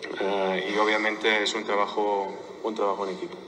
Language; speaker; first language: Spanish; non-native, fluent; German